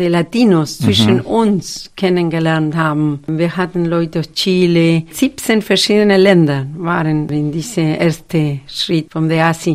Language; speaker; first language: German; non-native, fluent; Spanish